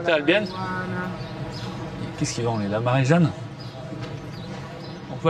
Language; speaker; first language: French; native; French